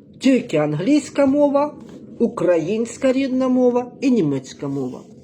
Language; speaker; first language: Ukrainian; native; Ukrainian